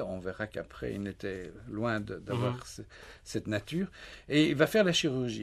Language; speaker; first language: French; native; French